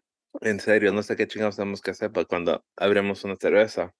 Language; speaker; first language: Spanish; early bilingual, heritage; Spanish